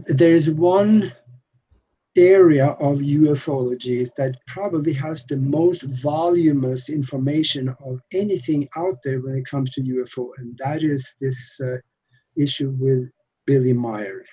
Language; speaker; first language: English; non-native, fluent; Norwegian